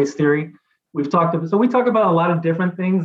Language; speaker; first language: English; native; English